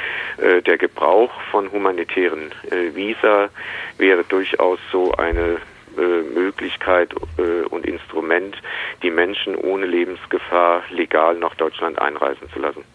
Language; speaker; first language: German; native; German